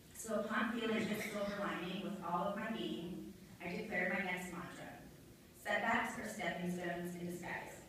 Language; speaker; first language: English; native; English